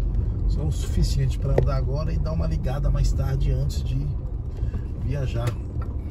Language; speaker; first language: Portuguese; native; Portuguese